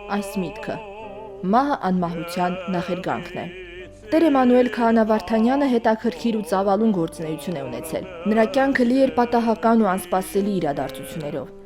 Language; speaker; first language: Armenian; native; Armenian